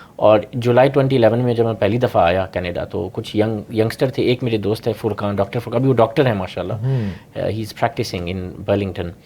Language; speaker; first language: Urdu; early bilingual, heritage; Urdu